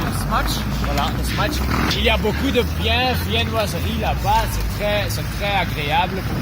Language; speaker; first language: French; non-native, learner; Dutch